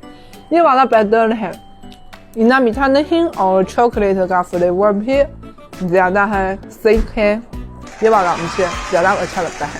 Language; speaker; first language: Hindi; non-native, learner; Chinese